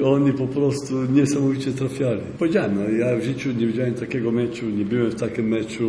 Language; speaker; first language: Polish; non-native, fluent; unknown